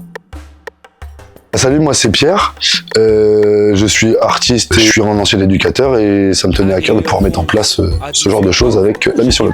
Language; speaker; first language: French; native; French